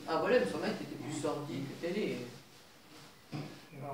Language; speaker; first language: French; native; French